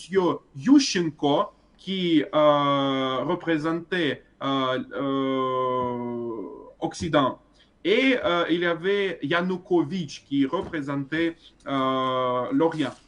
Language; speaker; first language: French; non-native, fluent; Russian